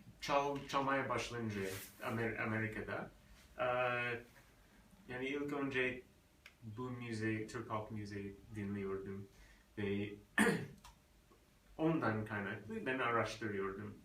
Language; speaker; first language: Turkish; non-native, learner; English